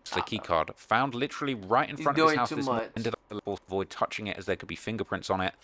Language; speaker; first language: English; native; English